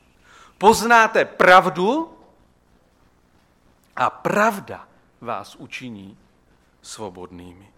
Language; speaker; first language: Czech; native; Czech